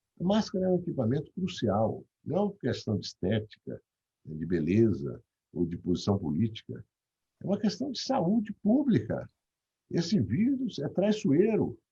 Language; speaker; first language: Portuguese; native; Portuguese